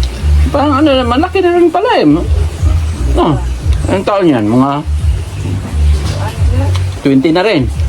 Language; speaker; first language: Filipino; native; Filipino